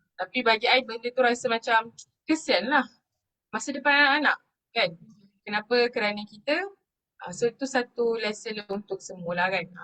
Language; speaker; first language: Malay; non-native, local second language; Tamil